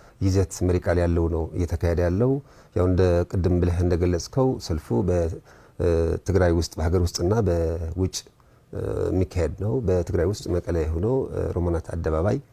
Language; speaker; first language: Amharic; non-native, local second language; Tigrinya